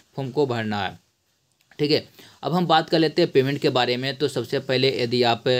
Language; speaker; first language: Hindi; native; Hindi